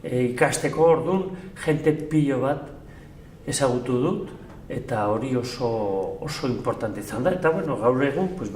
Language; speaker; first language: Basque; non-native, local second language; Spanish